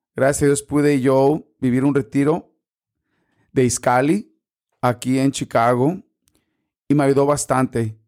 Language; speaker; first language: Spanish; early bilingual, heritage; Spanish